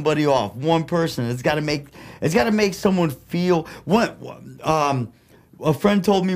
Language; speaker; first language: English; early bilingual, other home language; Russian